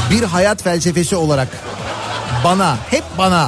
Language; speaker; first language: Turkish; native; Turkish